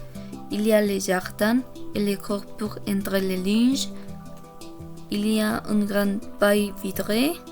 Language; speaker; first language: French; non-native, learner; Korean